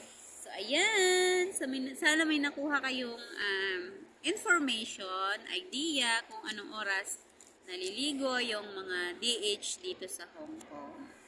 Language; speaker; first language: Filipino; native; Filipino